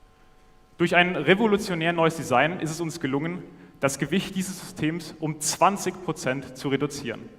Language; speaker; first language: German; native; German